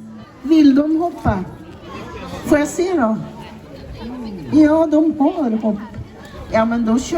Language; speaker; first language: Swedish; native; Swedish